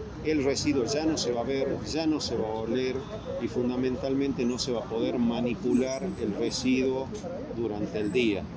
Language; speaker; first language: Spanish; native; Spanish